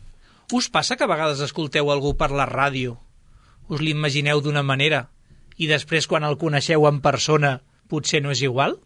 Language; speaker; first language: Catalan; native; Catalan